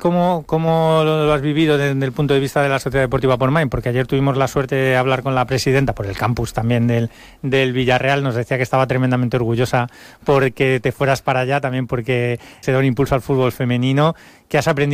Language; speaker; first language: Spanish; native; Spanish